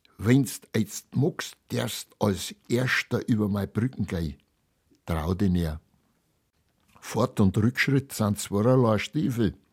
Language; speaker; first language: German; native; German